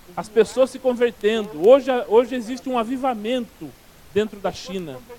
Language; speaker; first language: Portuguese; native; Portuguese